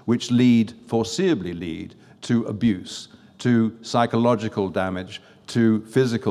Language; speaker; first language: English; non-native, fluent; French